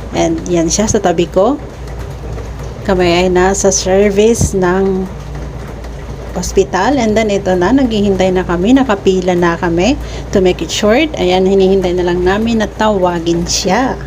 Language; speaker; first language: Filipino; non-native, local second language; Bikol